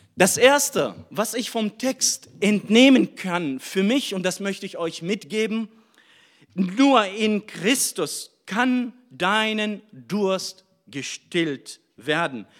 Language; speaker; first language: German; non-native, fluent; Arabic